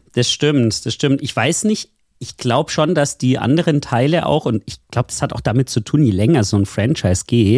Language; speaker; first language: German; native; German